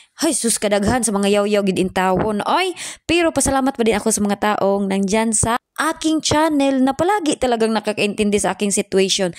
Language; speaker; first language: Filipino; non-native, local second language; Cebuano